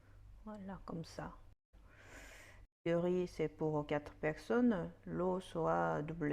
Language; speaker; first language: French; non-native, fluent; Korean